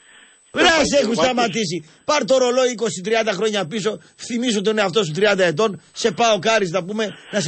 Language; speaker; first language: Greek; native; Greek